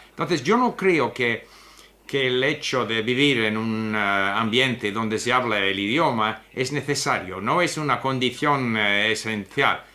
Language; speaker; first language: Spanish; non-native, fluent; English